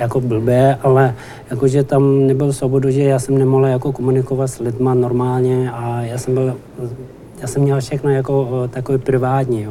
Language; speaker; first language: Czech; non-native, learner; Tibetan